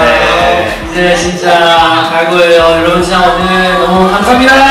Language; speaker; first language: Korean; non-native, fluent; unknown